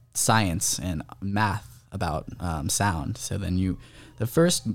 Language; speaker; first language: English; early bilingual, other home language; Filipino